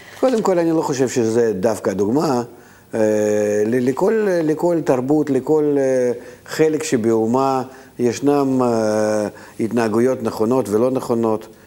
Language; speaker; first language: Hebrew; non-native, fluent; Russian